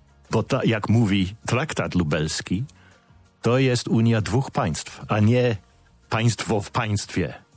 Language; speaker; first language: Polish; non-native, fluent; English